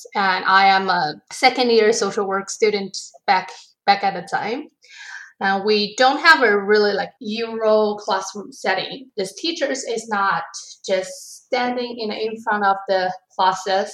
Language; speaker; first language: English; non-native, learner; Chinese